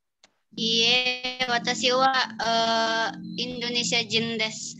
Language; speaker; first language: Japanese; non-native, learner; Indonesian